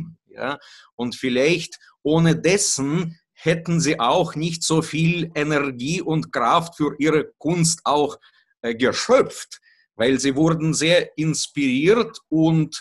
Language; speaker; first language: German; non-native, fluent; Russian